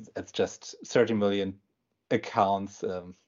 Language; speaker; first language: English; non-native, fluent; German